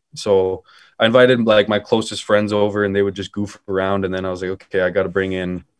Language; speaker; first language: English; native; English